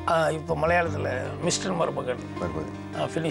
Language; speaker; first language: Malayalam; non-native, learner; Tamil